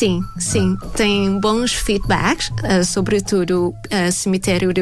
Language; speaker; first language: Portuguese; non-native, fluent; Thai